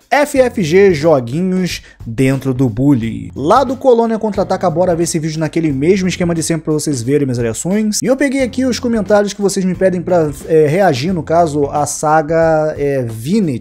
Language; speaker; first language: Portuguese; native; Portuguese